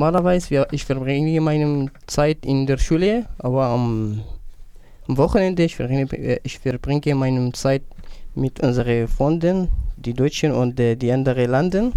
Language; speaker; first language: German; non-native, learner; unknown